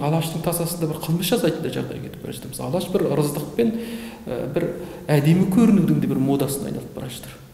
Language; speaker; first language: Kazakh; native; Kazakh